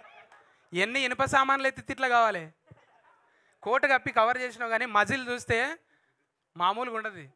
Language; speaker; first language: Telugu; native; Telugu